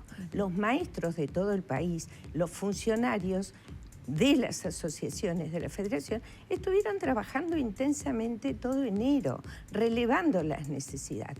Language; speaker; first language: Spanish; native; Spanish